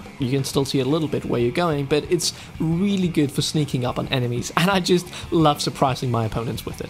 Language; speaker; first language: English; non-native, fluent; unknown